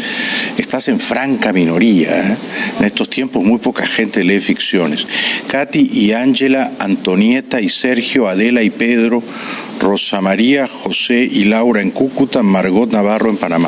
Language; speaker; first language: Spanish; native; Spanish